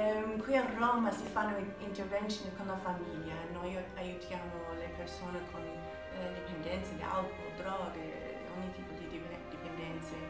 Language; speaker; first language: Italian; non-native, fluent; English